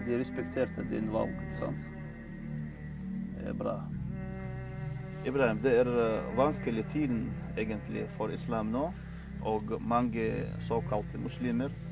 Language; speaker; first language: Norwegian; non-native, fluent; Chechen